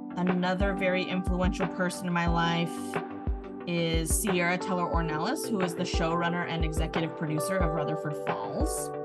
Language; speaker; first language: English; native; English